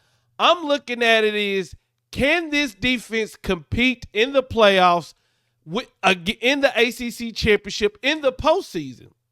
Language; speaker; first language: English; native; English